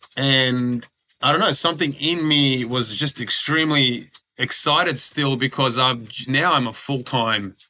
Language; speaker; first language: English; early bilingual, other home language; Croatian